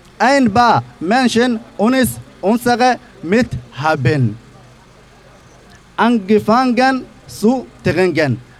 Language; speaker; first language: German; non-native, learner; Somali